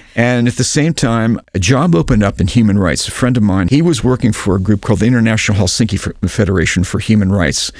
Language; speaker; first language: English; native; English